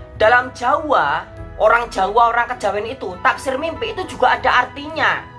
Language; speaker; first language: Indonesian; non-native, local second language; Javanese